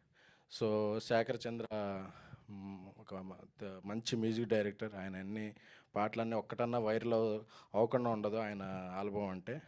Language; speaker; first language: Telugu; native; Telugu